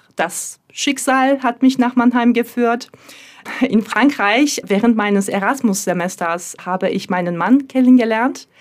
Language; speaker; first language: German; non-native, fluent; Turkish